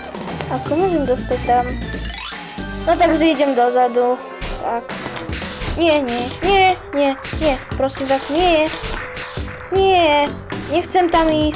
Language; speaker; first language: Slovak; non-native, learner; Ukrainian